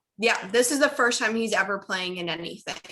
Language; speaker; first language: English; native; English